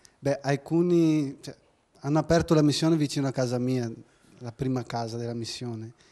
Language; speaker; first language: Italian; non-native, fluent; Portuguese